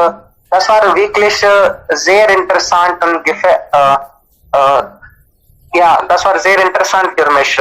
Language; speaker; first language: German; non-native, learner; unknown